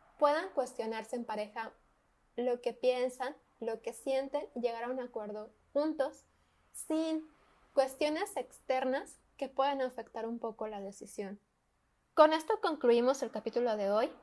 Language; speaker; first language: Spanish; native; Spanish